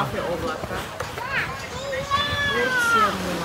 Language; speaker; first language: Russian; non-native, learner; Indonesian